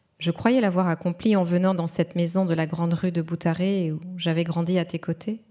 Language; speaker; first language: French; non-native, local second language; Kinyarwanda